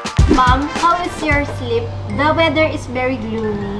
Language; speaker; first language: English; non-native, local second language; Filipino